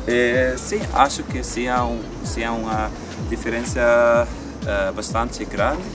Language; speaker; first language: Portuguese; non-native, learner; German